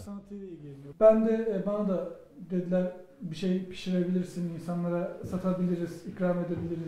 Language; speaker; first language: Turkish; native; Turkish